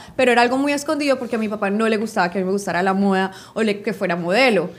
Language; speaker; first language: Spanish; native; Spanish